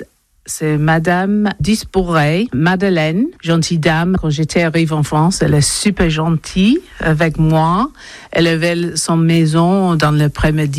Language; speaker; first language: French; non-native, learner; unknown